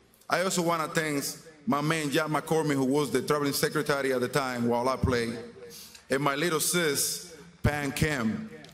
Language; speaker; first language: English; non-native, fluent; Spanish